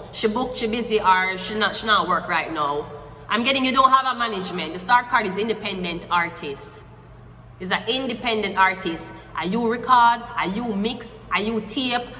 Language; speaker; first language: English; native; English